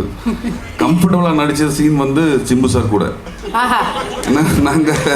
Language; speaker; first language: Tamil; non-native, learner; Malayalam